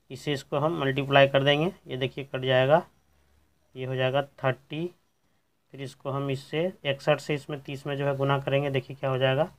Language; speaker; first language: Hindi; native; Hindi